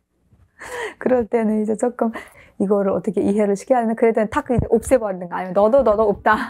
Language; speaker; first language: Korean; non-native, fluent; Uzbek